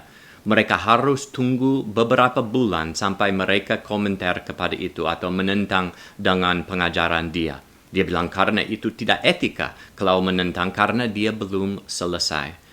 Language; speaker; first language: Indonesian; non-native, learner; English